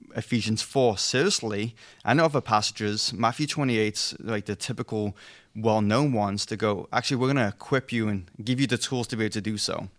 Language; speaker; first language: English; native; English